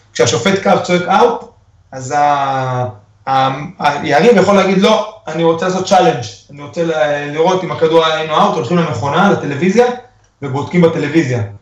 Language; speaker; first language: Hebrew; early bilingual, other home language; Spanish